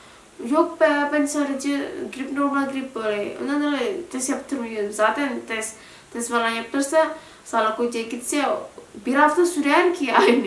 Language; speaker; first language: Turkish; non-native, learner; Indonesian